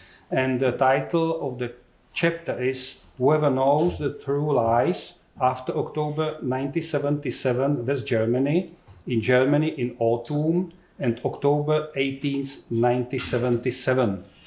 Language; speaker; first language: English; non-native, fluent; Czech